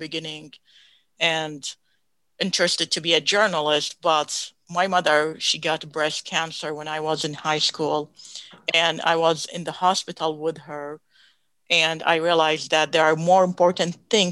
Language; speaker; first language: English; non-native, fluent; Arabic